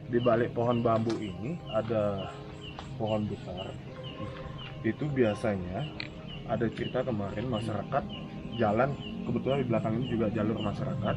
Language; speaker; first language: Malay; non-native, local second language; Balinese